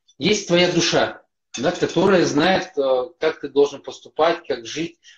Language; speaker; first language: Russian; native; Russian